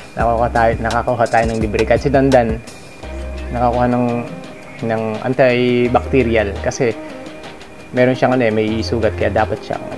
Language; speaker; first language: Filipino; non-native, local second language; Bikol